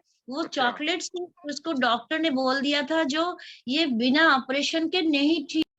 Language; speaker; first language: Hindi; non-native, local second language; Bangla